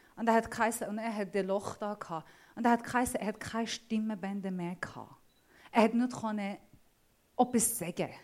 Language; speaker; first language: German; non-native, fluent; Assyrian Neo-Aramaic